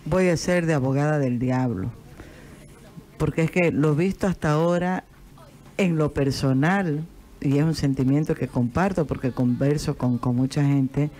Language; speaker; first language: Spanish; native; Spanish